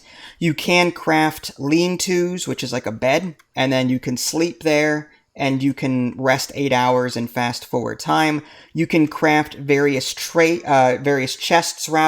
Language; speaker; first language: English; native; English